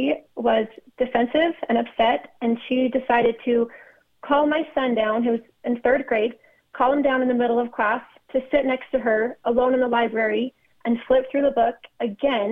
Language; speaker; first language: English; native; English